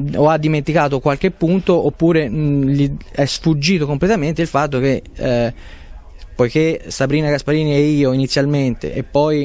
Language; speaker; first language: Italian; native; Italian